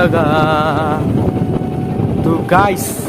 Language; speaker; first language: Hindi; non-native, local second language; Bodo